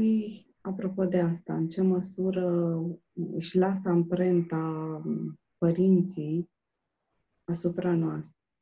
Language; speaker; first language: Romanian; native; Romanian